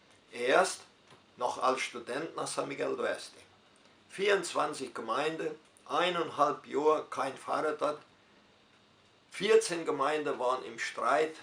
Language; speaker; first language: German; early bilingual, heritage; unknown